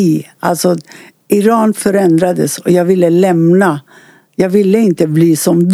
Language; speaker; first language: Swedish; non-native, fluent; Persian